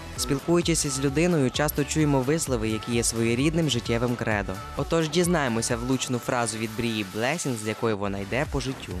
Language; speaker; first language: Ukrainian; native; Ukrainian